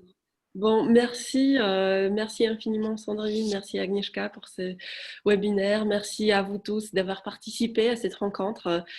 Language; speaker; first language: French; non-native, fluent; Polish